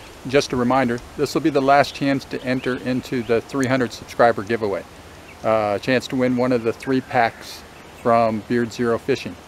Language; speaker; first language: English; native; English